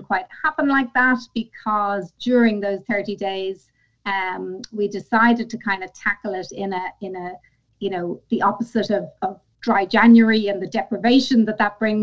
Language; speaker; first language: English; native; English